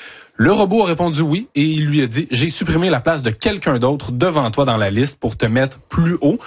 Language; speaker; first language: French; native; French